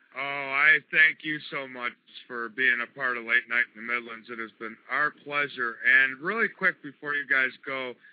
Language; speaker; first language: English; native; English